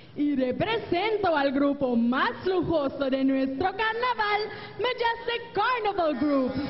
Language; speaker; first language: Spanish; non-native, local second language; Papiamento